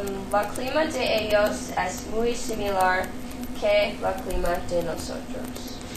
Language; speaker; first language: Spanish; non-native, learner; English